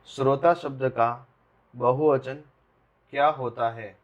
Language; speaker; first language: Hindi; non-native, local second language; Gujarati